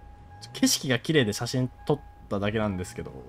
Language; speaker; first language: Japanese; native; Japanese